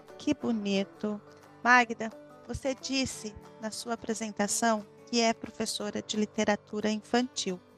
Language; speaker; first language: Portuguese; native; Portuguese